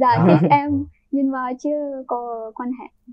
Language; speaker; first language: Vietnamese; non-native, fluent; Ukrainian